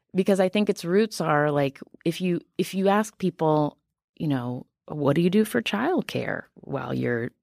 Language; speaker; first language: English; native; English